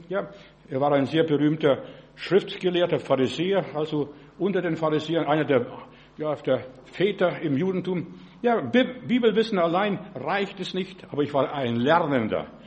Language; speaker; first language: German; non-native, fluent; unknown